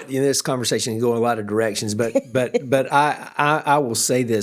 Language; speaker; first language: English; native; English